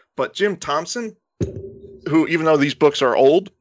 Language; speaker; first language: English; early bilingual, other home language; Spanish